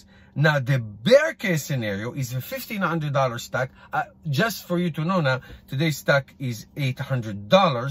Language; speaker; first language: English; non-native, fluent; Hebrew